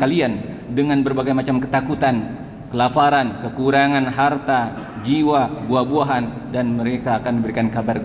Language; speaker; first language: Indonesian; native; Indonesian